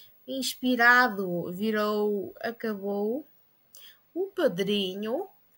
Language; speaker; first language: Portuguese; non-native, learner; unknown